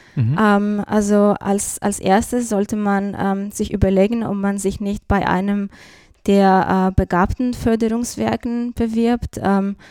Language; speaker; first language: German; non-native, fluent; Greek